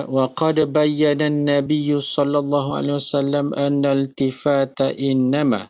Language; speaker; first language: Arabic; non-native, fluent; Malay